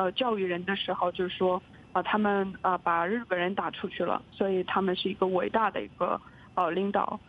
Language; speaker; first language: Chinese; non-native, fluent; Korean